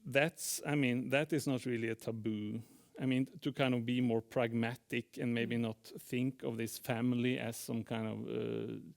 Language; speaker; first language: English; non-native, fluent; Norwegian